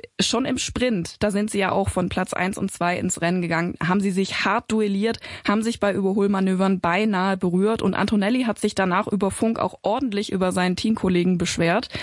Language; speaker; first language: German; native; German